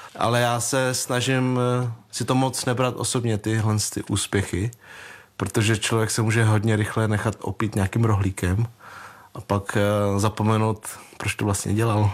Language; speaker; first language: Czech; early bilingual, other home language; Vietnamese